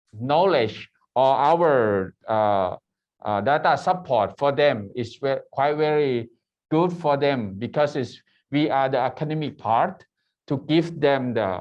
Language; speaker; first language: English; non-native, learner; Thai